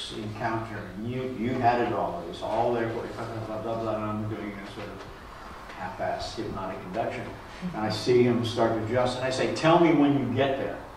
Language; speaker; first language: English; native; English